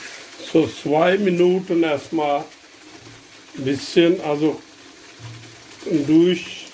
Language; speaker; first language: German; non-native, learner; Urdu